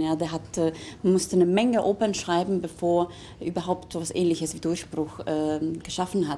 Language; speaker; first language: German; native; German